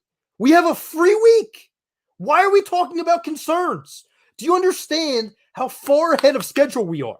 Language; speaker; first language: English; native; English